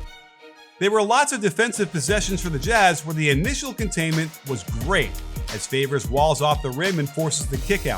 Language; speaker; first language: English; native; English